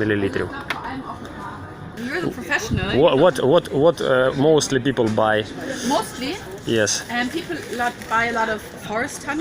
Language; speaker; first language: English; non-native, learner; Ukrainian